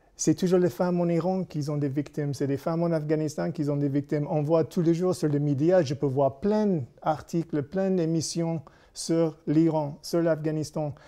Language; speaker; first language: French; non-native, fluent; English